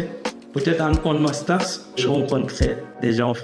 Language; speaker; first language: French; non-native, learner; Bangla